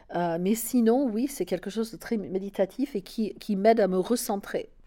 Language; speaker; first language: French; non-native, fluent; English